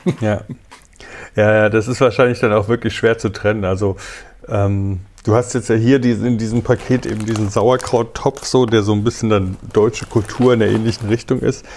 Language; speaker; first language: German; native; German